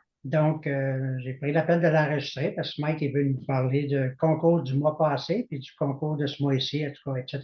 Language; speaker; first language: French; native; French